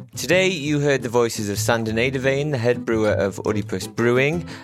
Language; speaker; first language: English; native; English